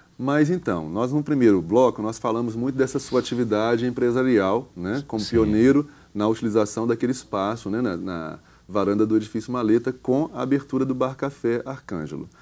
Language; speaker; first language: Portuguese; native; Portuguese